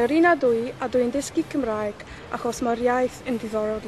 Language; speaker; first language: Welsh; non-native, learner; Polish